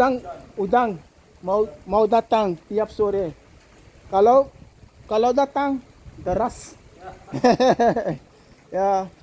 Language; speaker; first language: Indonesian; non-native, learner; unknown